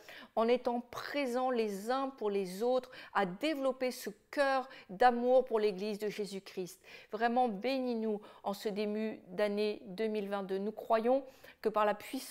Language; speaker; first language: French; native; French